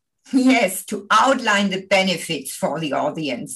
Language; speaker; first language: English; non-native, fluent; German